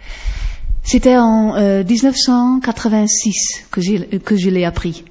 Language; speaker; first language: French; non-native, fluent; Western Frisian